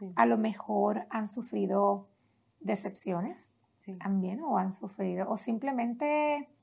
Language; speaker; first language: Spanish; native; Spanish